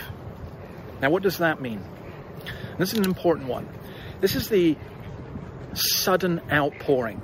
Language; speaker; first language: English; native; English